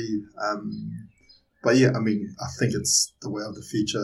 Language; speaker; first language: English; native; English